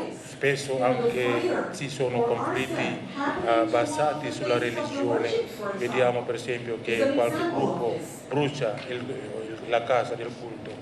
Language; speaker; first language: Italian; non-native, learner; Indonesian